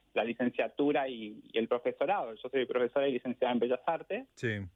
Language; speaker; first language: Spanish; native; Spanish